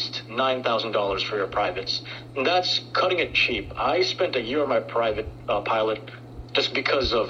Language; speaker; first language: English; early bilingual, other home language; Filipino